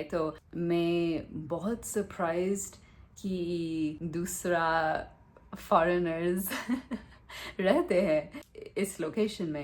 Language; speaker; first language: Hindi; non-native, learner; English